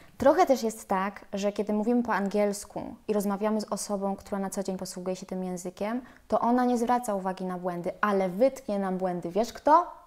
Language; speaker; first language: Polish; native; Polish